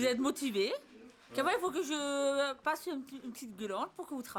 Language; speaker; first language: French; native; French